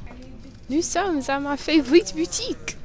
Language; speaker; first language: French; non-native, learner; English